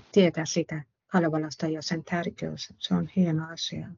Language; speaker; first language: Finnish; non-native, fluent; Persian